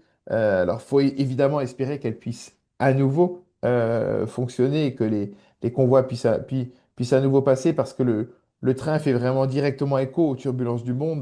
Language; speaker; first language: French; native; French